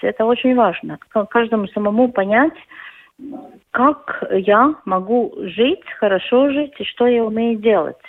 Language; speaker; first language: Russian; non-native, local second language; Latvian